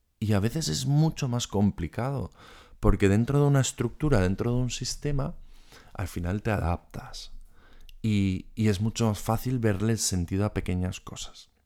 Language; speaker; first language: Spanish; non-native, fluent; German